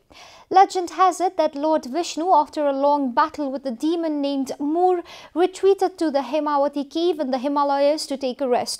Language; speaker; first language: English; non-native, local second language; Nepali